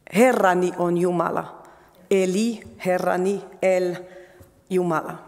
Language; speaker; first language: Finnish; non-native, fluent; French